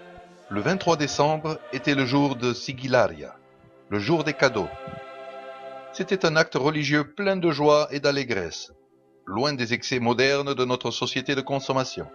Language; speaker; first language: French; native; French